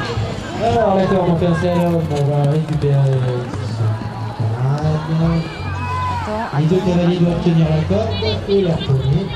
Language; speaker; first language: French; native; French